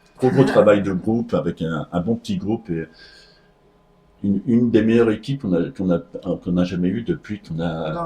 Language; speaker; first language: French; native; French